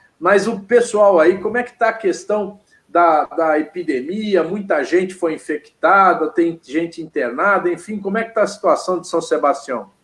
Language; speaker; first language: Portuguese; native; Portuguese